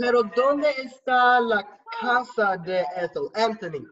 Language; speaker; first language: Spanish; non-native, learner; English